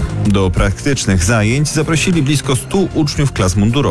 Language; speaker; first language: Polish; native; Polish